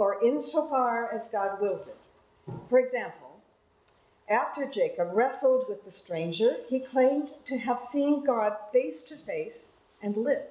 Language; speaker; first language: English; native; English